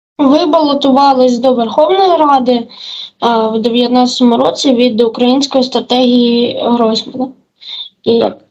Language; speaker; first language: Ukrainian; native; Ukrainian